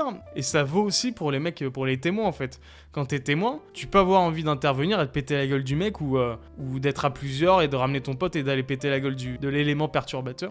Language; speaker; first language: French; native; French